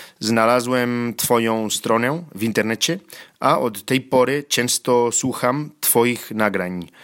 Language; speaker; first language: Polish; non-native, learner; Spanish